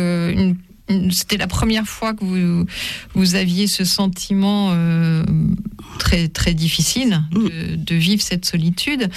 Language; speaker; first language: French; native; French